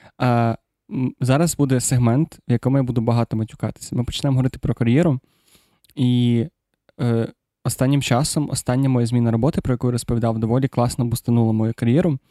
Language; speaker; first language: Ukrainian; non-native, local second language; Russian